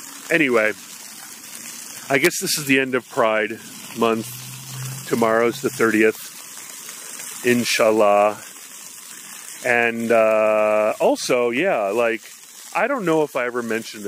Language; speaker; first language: English; native; English